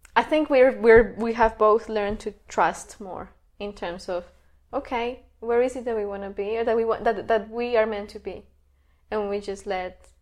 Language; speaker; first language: English; non-native, fluent; Spanish